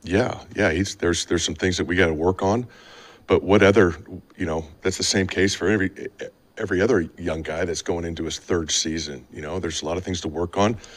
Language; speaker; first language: English; native; English